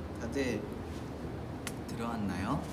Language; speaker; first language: Korean; non-native, fluent; Vietnamese